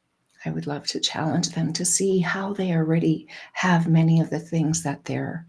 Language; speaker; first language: English; native; English